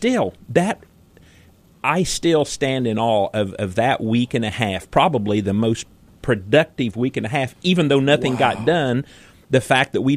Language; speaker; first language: English; native; English